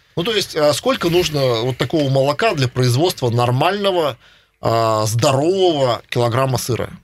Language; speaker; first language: Russian; native; Russian